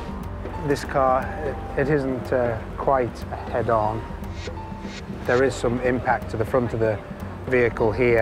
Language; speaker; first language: English; native; English